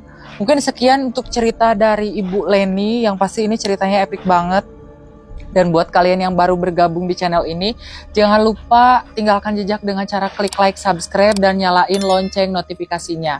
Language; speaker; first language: Indonesian; native; Indonesian